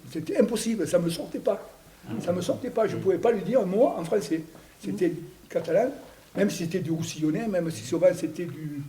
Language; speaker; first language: French; native; French